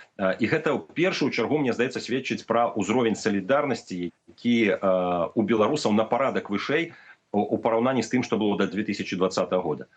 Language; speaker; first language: Belarusian; native; Belarusian